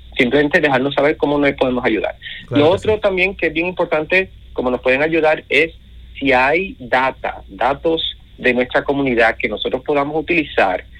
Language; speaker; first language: Spanish; native; Spanish